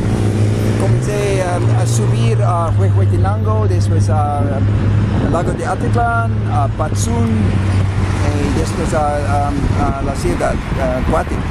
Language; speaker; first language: Spanish; non-native, fluent; English